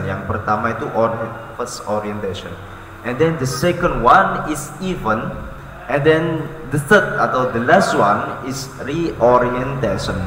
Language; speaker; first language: English; non-native, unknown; Indonesian